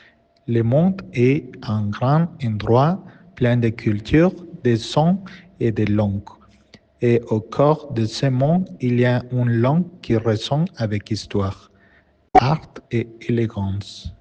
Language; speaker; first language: French; non-native, learner; Spanish